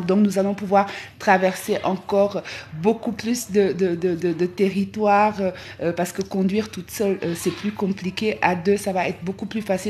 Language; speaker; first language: French; native; French